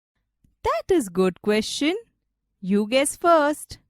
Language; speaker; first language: English; non-native, local second language; Gujarati